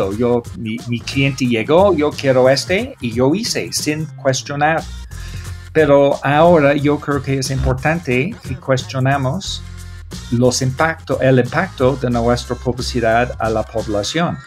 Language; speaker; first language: Spanish; non-native, fluent; English